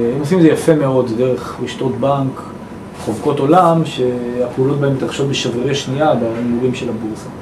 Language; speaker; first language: Hebrew; native; Hebrew